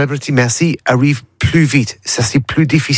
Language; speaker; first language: French; non-native, learner; English